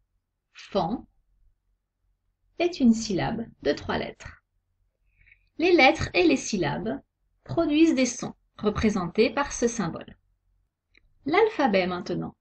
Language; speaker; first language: French; native; French